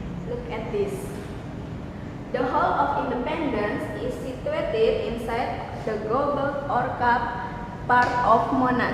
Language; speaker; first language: English; non-native, learner; Indonesian